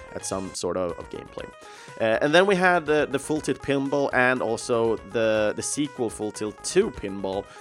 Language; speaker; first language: English; non-native, fluent; Swedish